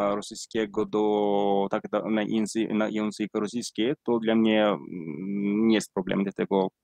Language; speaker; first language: Polish; non-native, learner; Italian